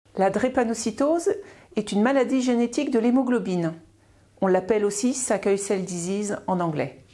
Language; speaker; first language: French; native; French